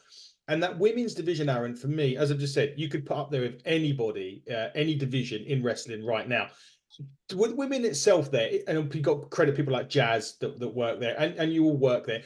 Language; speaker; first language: English; native; English